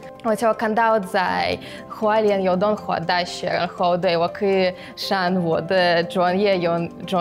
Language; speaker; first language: Chinese; non-native, fluent; Russian